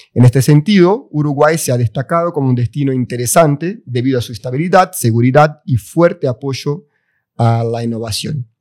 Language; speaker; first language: Spanish; non-native, fluent; Portuguese